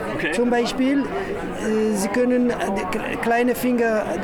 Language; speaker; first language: German; non-native, learner; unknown